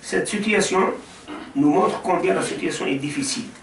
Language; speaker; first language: French; non-native, local second language; Arabic